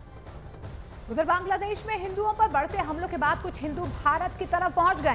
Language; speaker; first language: Hindi; native; Hindi